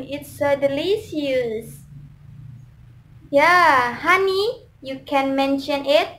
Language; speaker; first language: English; non-native, learner; Indonesian